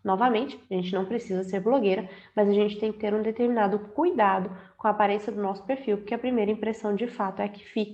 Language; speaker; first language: Portuguese; native; Portuguese